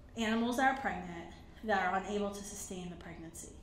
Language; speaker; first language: English; native; English